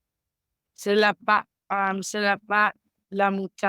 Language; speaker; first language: French; non-native, learner; Spanish